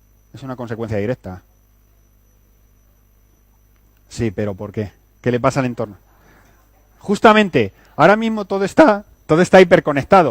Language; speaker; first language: Spanish; native; Spanish